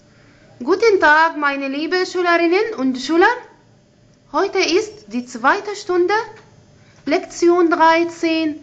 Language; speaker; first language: German; non-native, fluent; Arabic